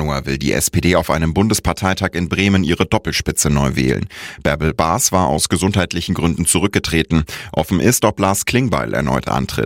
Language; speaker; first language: German; native; German